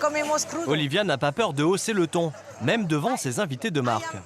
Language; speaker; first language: French; native; French